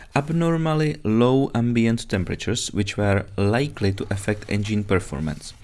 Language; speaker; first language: English; non-native, fluent; Czech